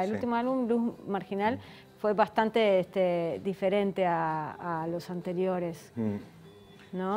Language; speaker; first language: Spanish; native; Spanish